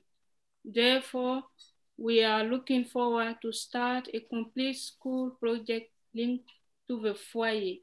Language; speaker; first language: English; non-native, fluent; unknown